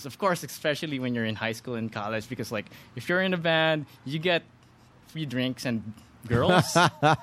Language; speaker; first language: English; non-native, local second language; Filipino